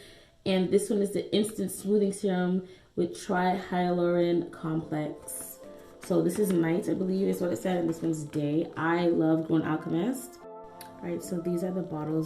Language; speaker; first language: English; native; English